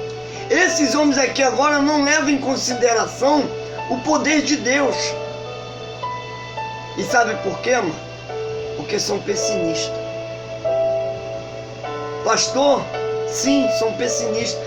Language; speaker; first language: Portuguese; native; Portuguese